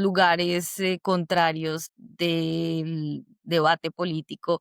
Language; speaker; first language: Spanish; native; Spanish